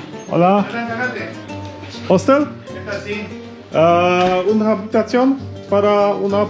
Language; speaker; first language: Spanish; non-native, learner; Polish